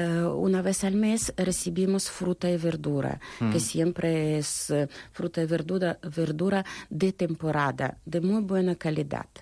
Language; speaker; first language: Spanish; non-native, fluent; Russian